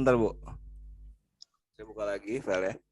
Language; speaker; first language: Indonesian; native; Indonesian